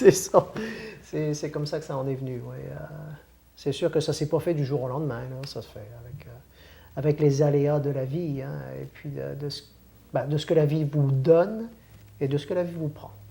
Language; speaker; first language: French; native; French